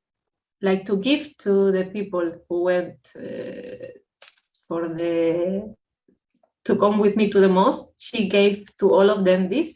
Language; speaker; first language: English; non-native, fluent; Spanish